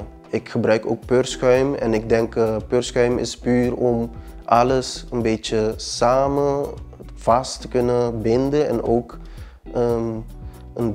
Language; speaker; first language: Dutch; early bilingual, other home language; Papiamento